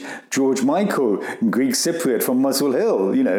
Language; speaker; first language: English; early bilingual, other home language; Gujarati